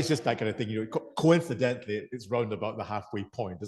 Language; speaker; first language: English; native; English